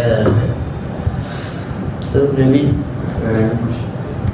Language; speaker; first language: English; non-native, learner; Malay